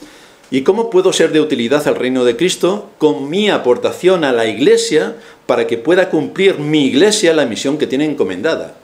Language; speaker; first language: Spanish; native; Spanish